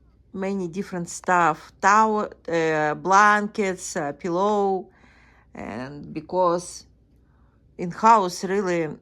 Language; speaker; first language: English; non-native, learner; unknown